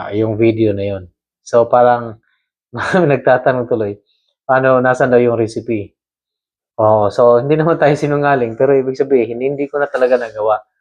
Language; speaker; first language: Filipino; non-native, local second language; Cebuano